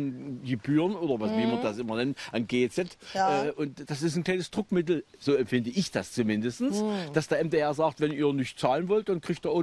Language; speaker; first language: German; native; German